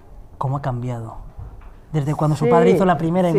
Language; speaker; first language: Spanish; native; Spanish